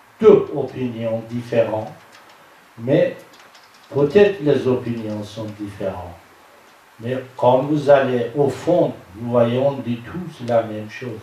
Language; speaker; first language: French; non-native, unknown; Persian